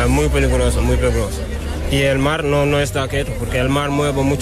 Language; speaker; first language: Spanish; non-native, learner; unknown